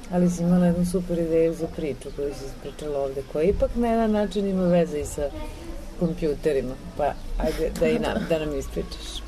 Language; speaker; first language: Serbian; native; Serbian